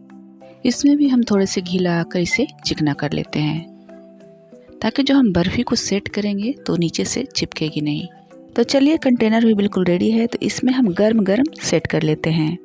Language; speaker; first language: Hindi; native; Hindi